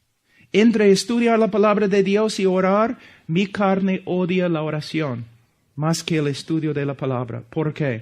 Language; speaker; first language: Spanish; non-native, fluent; English